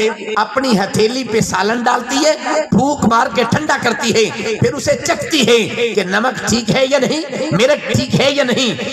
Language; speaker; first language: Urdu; non-native, local second language; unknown